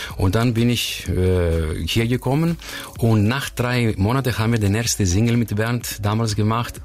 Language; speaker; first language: German; non-native, fluent; Greek